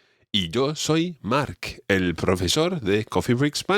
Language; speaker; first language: Spanish; non-native, fluent; English